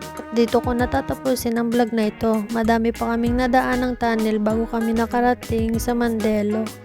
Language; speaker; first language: Filipino; non-native, local second language; Bikol